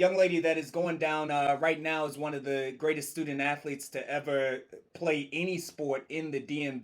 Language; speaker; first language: English; native; English